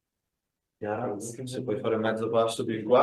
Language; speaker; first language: Italian; native; Italian